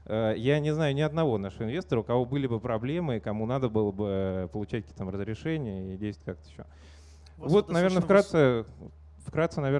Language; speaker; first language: Russian; native; Russian